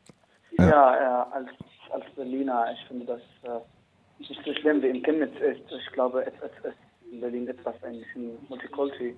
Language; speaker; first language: German; non-native, learner; Arabic